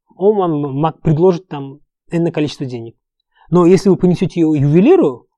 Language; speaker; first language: Russian; non-native, local second language; Uzbek